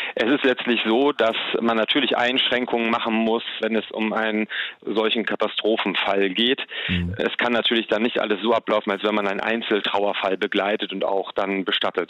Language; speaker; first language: German; native; German